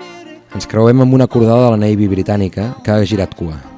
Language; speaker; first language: Catalan; native; Catalan